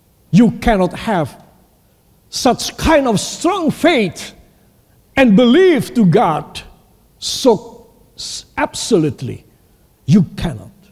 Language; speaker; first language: English; non-native, fluent; Indonesian